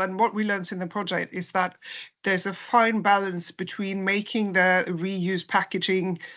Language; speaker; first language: English; non-native, fluent; Norwegian